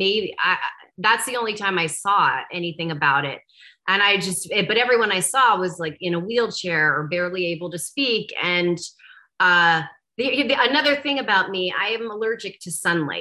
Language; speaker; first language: English; native; English